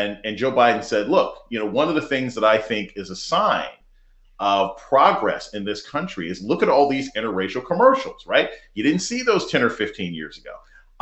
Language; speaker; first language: English; native; English